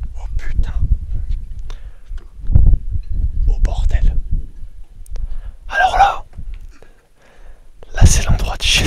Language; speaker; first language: French; native; French